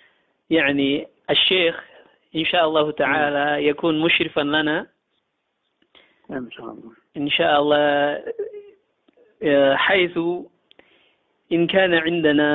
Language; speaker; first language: Arabic; non-native, fluent; Indonesian